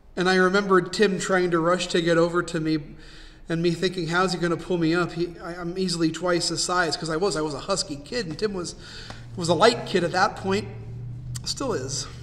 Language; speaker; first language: English; native; English